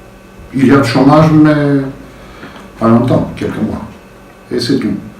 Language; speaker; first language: French; non-native, fluent; Bulgarian